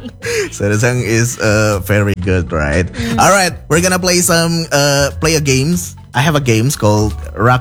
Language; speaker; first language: English; non-native, fluent; Indonesian